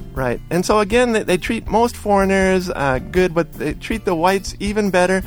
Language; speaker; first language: English; native; English